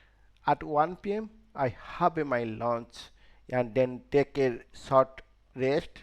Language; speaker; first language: English; non-native, fluent; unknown